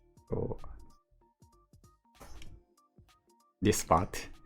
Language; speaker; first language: English; non-native, learner; Japanese